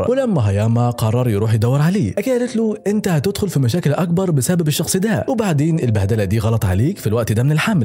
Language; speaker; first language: Arabic; native; Arabic